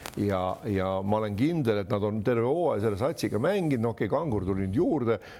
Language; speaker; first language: Estonian; native; Estonian